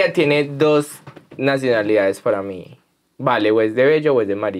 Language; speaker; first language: Spanish; native; Spanish